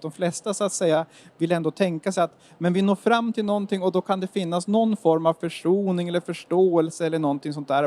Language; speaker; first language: Swedish; native; Swedish